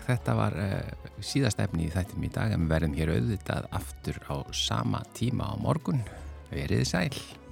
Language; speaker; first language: Icelandic; native; Icelandic